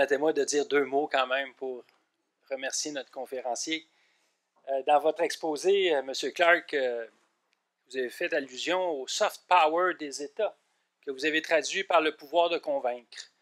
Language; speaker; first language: French; native; French